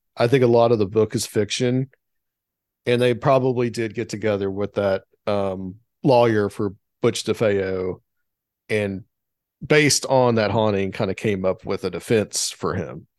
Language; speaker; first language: English; native; English